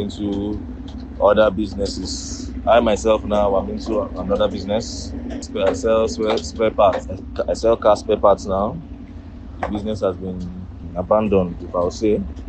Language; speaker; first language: English; non-native, local second language; Igbo